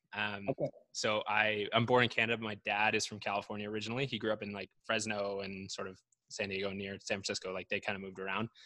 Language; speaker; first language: English; native; English